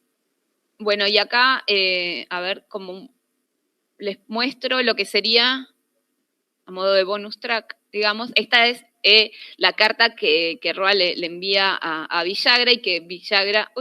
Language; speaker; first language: Spanish; native; Spanish